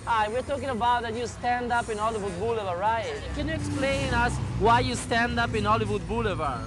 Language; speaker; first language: English; non-native, learner; Italian